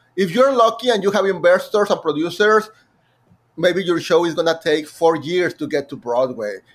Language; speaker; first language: English; non-native, fluent; Spanish